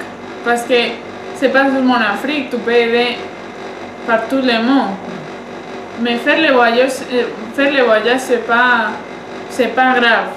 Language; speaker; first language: French; non-native, learner; Spanish